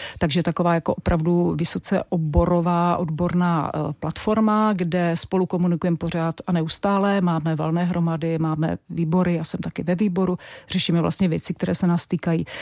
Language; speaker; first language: Czech; native; Czech